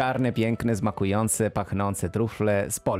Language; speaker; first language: Polish; non-native, fluent; Italian